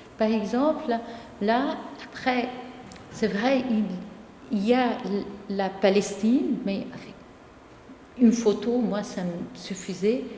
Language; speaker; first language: French; non-native, local second language; Arabic